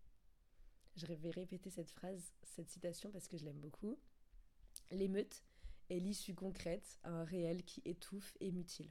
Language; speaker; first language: French; native; French